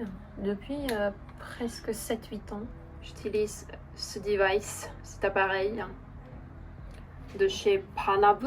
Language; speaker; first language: French; non-native, fluent; Korean